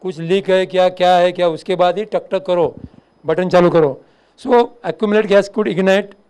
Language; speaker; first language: Hindi; non-native, local second language; Marathi